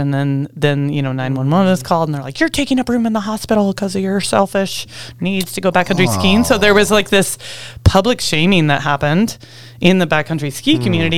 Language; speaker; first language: English; native; English